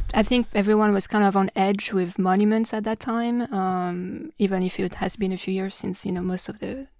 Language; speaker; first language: English; non-native, fluent; French